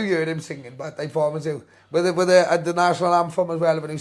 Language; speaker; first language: English; native; English